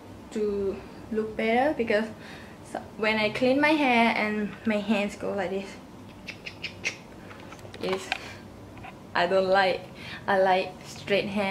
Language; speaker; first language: English; non-native, learner; Thai